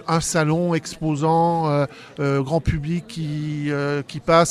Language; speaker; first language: French; native; French